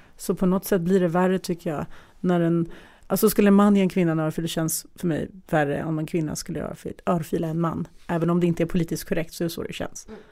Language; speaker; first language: Swedish; early bilingual, other home language; Russian